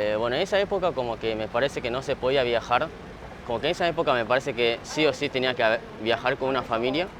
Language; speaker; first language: Spanish; early bilingual, other home language; Japanese